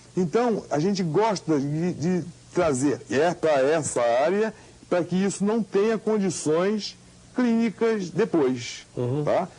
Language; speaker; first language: Portuguese; native; Portuguese